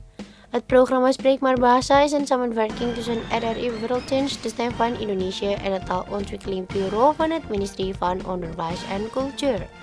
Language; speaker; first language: Dutch; non-native, learner; Indonesian